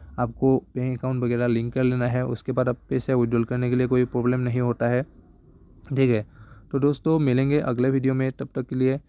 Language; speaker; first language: Hindi; non-native, local second language; Bangla